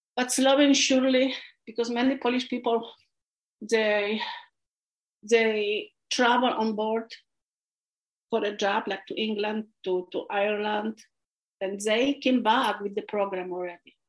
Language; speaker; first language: English; non-native, fluent; Polish